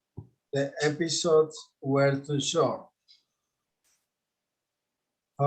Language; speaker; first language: English; non-native, learner; Spanish